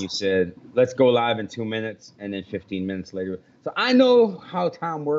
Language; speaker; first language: English; native; English